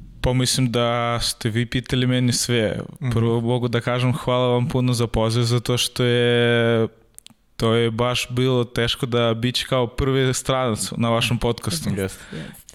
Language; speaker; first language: Serbian; non-native, learner; Russian